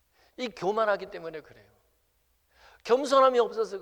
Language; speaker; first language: Korean; native; Korean